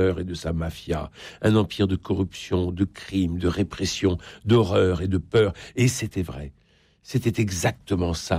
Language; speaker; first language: French; native; French